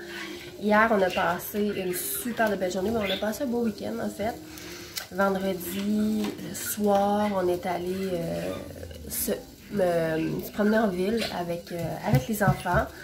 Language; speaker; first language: French; native; French